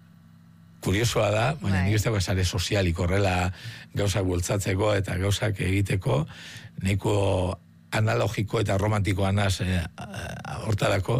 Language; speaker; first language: Basque; native; Basque